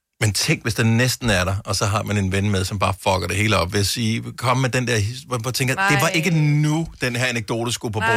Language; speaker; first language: Danish; native; Danish